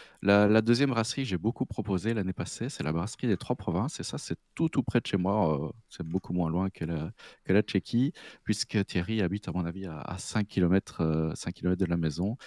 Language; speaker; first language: French; native; French